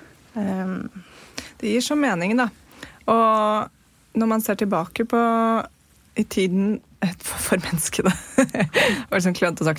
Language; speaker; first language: Norwegian; native; Norwegian